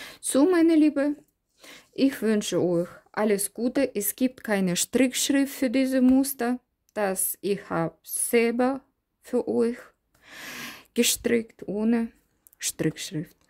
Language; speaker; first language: German; non-native, learner; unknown